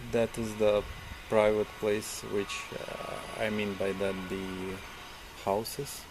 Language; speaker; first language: English; non-native, learner; Ukrainian